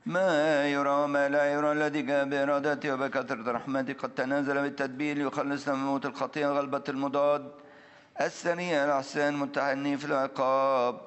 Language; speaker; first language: Arabic; native; Arabic